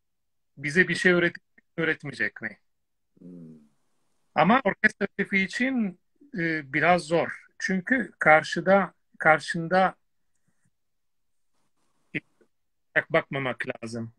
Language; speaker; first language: Turkish; non-native, fluent; Italian